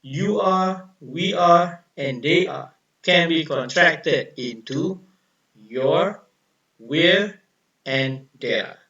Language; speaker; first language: English; non-native, local second language; Malay